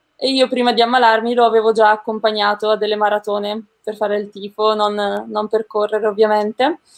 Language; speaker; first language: Italian; native; Italian